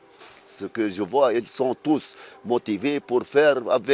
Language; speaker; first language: French; non-native, fluent; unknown